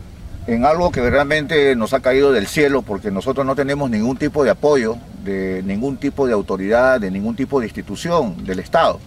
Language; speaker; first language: Spanish; native; Spanish